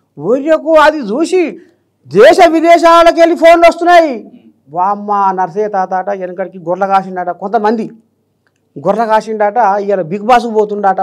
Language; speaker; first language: Telugu; native; Telugu